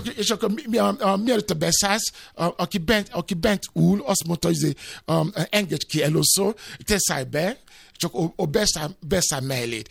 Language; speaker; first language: Hungarian; non-native, fluent; Yoruba